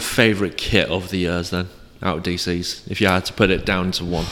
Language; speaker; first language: English; native; English